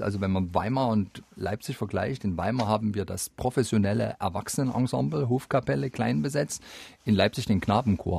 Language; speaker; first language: German; native; German